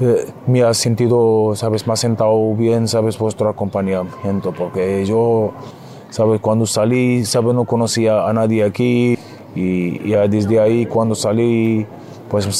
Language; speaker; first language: Spanish; non-native, fluent; Arabic